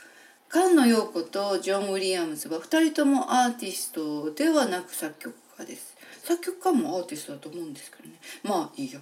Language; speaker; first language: Japanese; native; Japanese